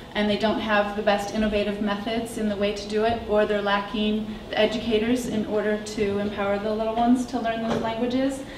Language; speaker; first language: English; native; English